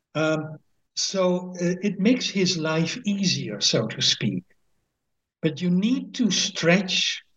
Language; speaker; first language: English; non-native, fluent; Dutch